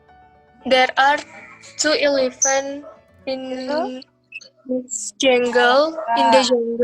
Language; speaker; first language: English; non-native, learner; Indonesian